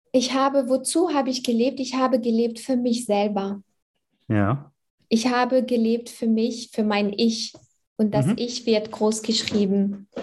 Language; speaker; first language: German; early bilingual, other home language; Arabic